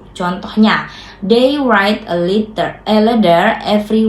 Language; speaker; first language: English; non-native, learner; Indonesian